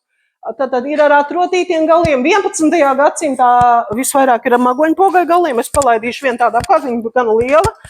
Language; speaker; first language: Latvian; native; Latvian